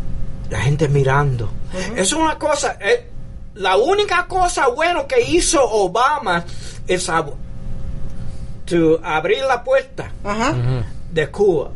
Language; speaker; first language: Spanish; early bilingual, heritage; English